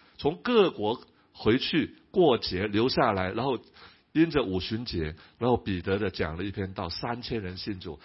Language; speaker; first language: Chinese; non-native, local second language; Cantonese